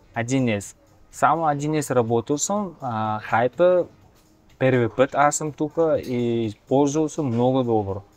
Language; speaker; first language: Bulgarian; non-native, learner; Uzbek